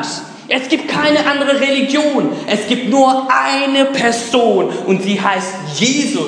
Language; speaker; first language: German; non-native, fluent; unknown